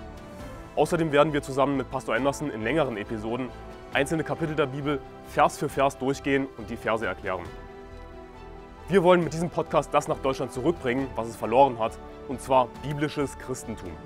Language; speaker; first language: German; native; German